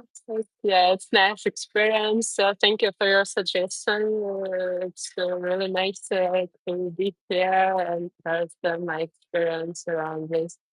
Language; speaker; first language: English; non-native, learner; Russian